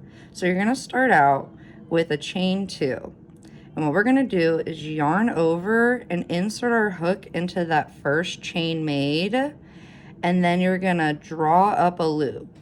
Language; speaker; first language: English; native; English